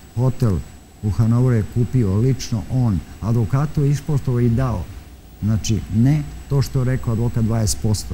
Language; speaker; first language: Serbian; native; Serbian